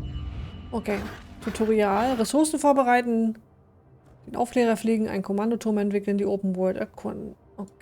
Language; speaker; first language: German; native; German